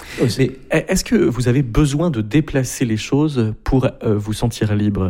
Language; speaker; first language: French; native; French